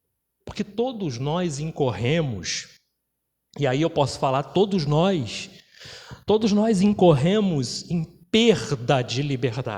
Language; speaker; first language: Portuguese; native; Portuguese